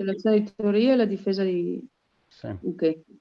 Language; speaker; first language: Italian; native; Italian